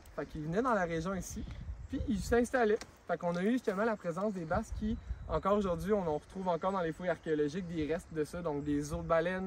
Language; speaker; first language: French; native; French